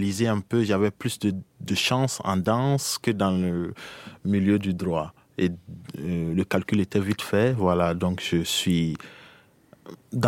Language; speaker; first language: French; non-native, local second language; Mossi